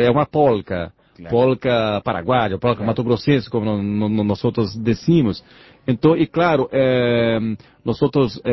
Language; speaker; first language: Spanish; non-native, learner; Portuguese